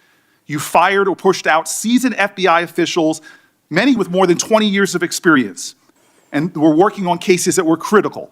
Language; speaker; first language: English; native; English